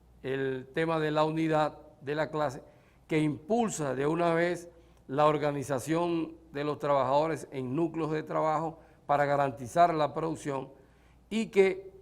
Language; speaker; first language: Spanish; native; Spanish